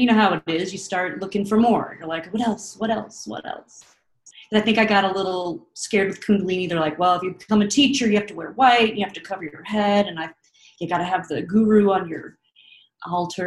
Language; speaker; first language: English; native; English